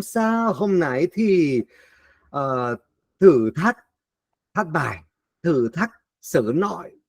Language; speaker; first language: Vietnamese; non-native, fluent; Spanish